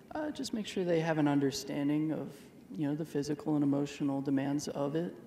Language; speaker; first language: English; native; English